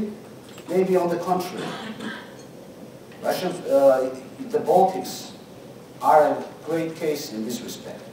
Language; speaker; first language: English; non-native, fluent; Georgian